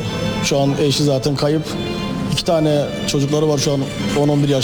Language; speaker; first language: Turkish; native; Turkish